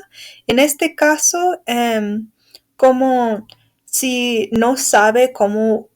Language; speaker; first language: Spanish; non-native, fluent; English